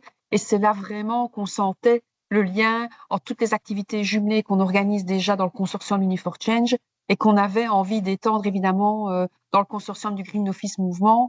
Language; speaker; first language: French; native; French